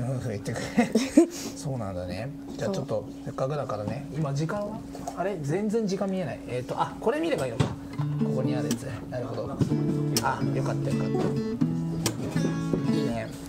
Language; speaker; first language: Japanese; native; Japanese